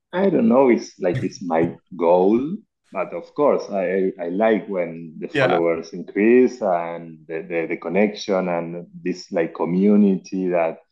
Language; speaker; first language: English; non-native, learner; Spanish